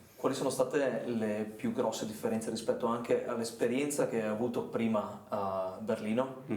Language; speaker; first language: Italian; native; Italian